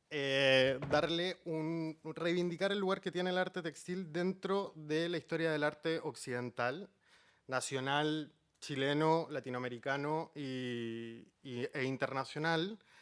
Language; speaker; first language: Spanish; native; Spanish